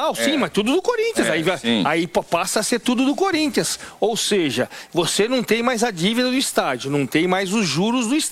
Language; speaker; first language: Portuguese; native; Portuguese